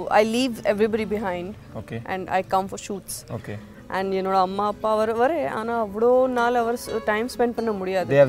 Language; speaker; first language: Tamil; non-native, local second language; Gujarati